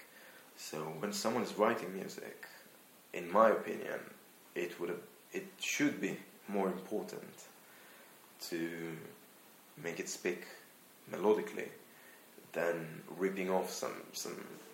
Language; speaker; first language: English; non-native, fluent; Hebrew